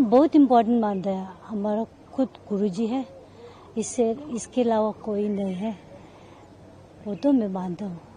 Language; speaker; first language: Hindi; non-native, local second language; Tibetan